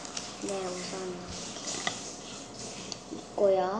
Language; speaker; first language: Korean; early bilingual, heritage; Korean